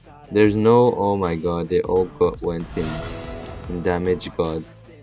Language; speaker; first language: English; non-native, fluent; French